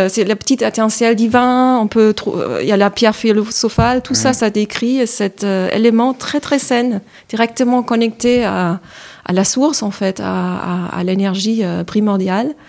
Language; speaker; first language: French; non-native, fluent; German